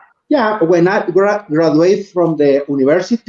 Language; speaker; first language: English; non-native, learner; Spanish